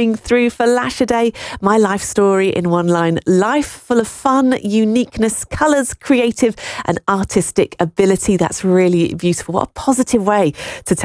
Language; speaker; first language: English; native; English